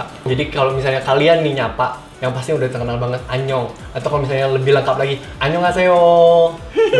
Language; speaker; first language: Indonesian; native; Indonesian